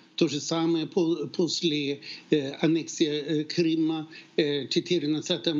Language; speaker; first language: Russian; non-native, fluent; Swedish